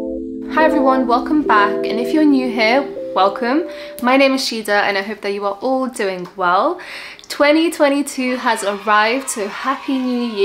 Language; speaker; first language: English; native; English